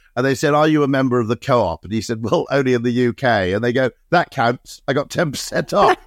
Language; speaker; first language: English; native; English